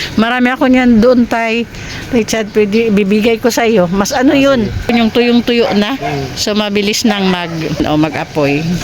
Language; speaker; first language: Filipino; native; Filipino